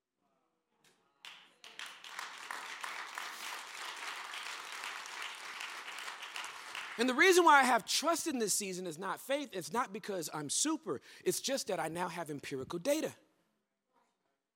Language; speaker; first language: English; native; English